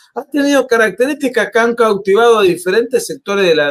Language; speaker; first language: Spanish; native; Spanish